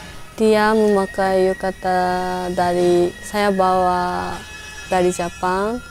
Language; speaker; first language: Indonesian; non-native, learner; Japanese